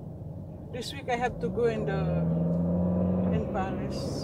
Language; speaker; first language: English; non-native, local second language; Filipino